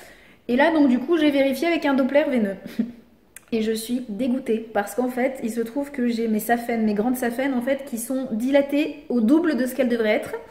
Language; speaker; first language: French; native; French